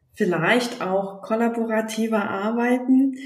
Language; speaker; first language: German; non-native, fluent; Danish